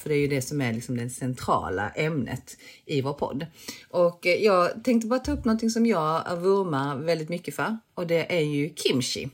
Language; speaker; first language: Swedish; early bilingual, other home language; Korean